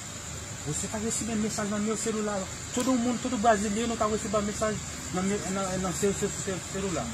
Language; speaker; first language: Portuguese; non-native, learner; Haitian Creole